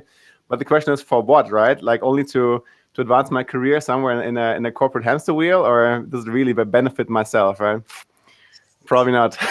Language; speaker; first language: English; non-native, fluent; German